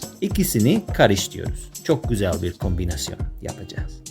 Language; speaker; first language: Turkish; non-native, learner; Spanish